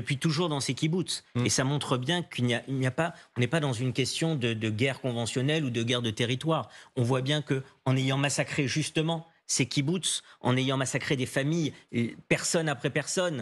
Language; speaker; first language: French; native; French